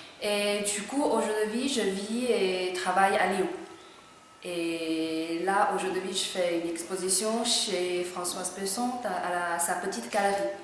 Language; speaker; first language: French; non-native, fluent; Chinese